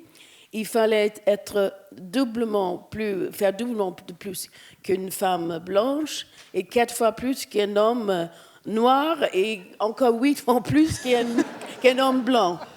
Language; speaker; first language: French; non-native, fluent; English